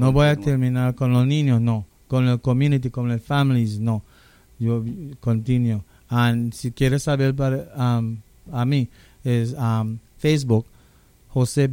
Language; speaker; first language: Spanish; non-native, local second language; English